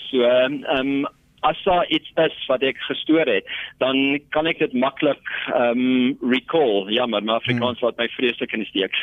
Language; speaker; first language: Afrikaans; non-native, local second language; English